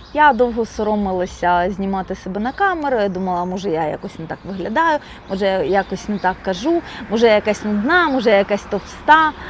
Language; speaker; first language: Ukrainian; non-native, local second language; Russian